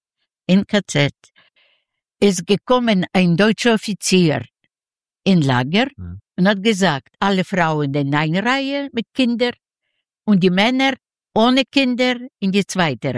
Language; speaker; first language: German; non-native, fluent; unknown